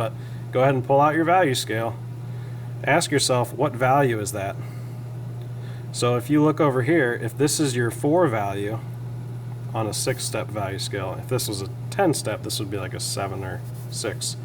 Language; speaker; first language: English; native; English